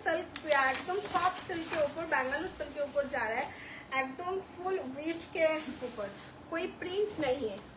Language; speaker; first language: Hindi; non-native, local second language; Bangla